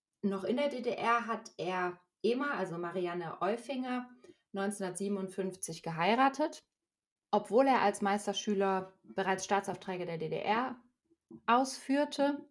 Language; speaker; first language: German; native; German